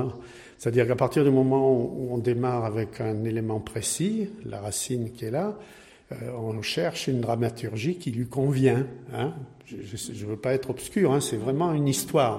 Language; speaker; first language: French; native; French